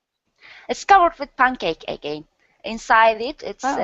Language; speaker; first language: English; non-native, learner; Turkish